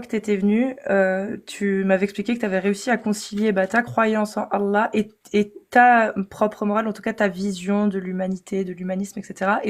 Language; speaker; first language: French; native; French